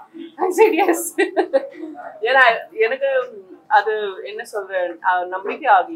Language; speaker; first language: Tamil; non-native, local second language; Gujarati